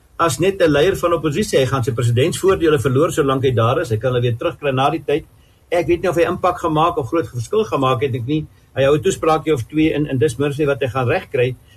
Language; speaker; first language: Afrikaans; native; Afrikaans